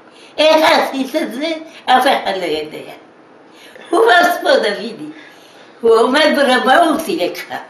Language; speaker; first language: Hebrew; non-native, fluent; Yiddish